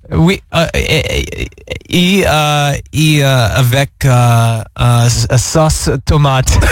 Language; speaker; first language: French; non-native, learner; English